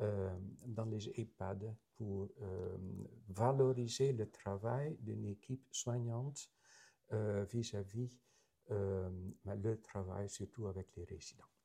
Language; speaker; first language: French; non-native, fluent; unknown